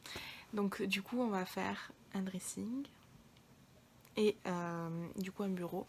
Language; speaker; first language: French; native; French